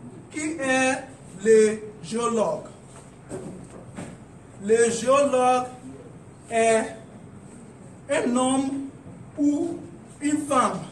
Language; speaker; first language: French; non-native, learner; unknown